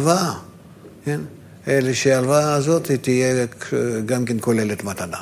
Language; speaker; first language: Hebrew; non-native, fluent; Russian